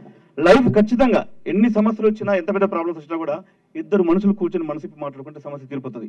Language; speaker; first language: Telugu; native; Telugu